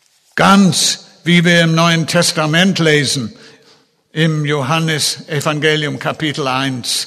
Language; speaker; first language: German; non-native, fluent; English